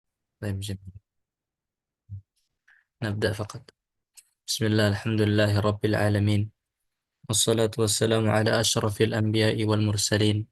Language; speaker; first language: Arabic; non-native, fluent; Indonesian